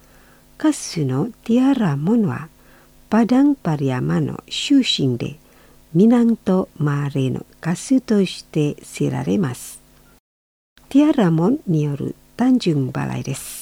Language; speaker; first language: Japanese; non-native, fluent; Indonesian